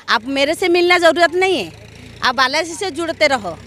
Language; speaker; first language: Hindi; non-native, local second language; Odia